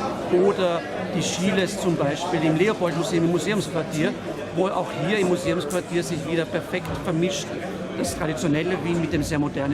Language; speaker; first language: German; native; German